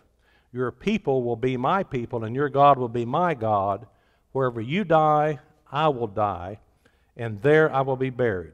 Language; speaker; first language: English; native; English